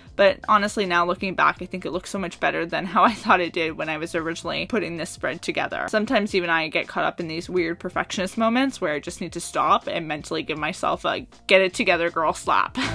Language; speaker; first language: English; native; English